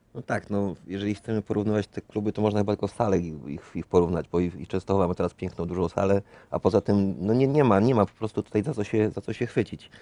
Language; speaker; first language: Polish; native; Polish